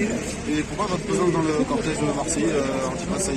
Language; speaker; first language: French; native; French